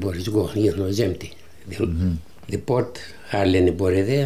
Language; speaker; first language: English; non-native, learner; Greek